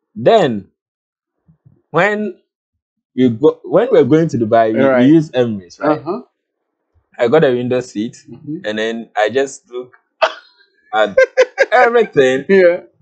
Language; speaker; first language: English; non-native, local second language; Akan